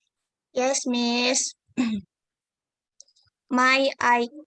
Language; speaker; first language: English; non-native, learner; Indonesian